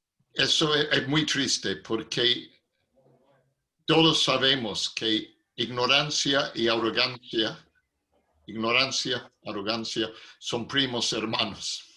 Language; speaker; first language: Spanish; non-native, fluent; English